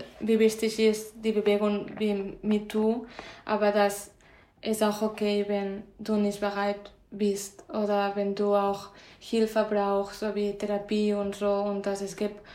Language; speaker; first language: German; non-native, fluent; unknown